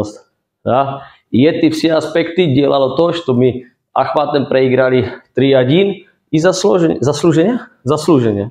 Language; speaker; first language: Russian; non-native, fluent; Czech